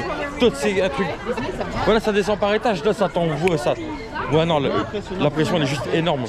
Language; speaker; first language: French; native; French